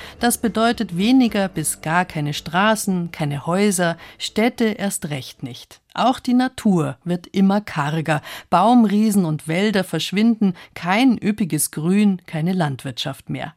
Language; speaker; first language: German; native; German